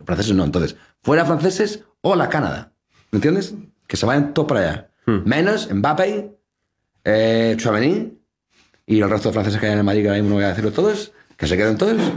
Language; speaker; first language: Spanish; native; Spanish